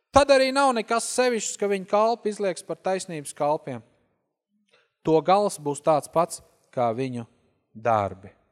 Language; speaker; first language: Latvian; native; Latvian